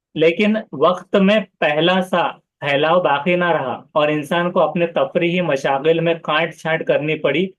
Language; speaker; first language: Hindi; non-native, local second language; Urdu